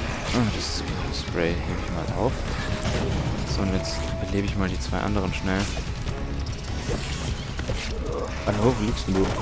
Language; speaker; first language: German; native; German